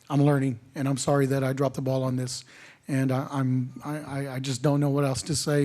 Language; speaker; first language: English; native; English